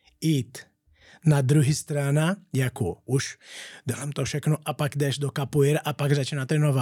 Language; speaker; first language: Czech; non-native, learner; Portuguese